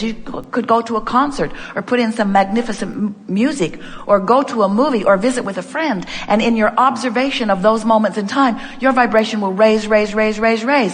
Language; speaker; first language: English; native; English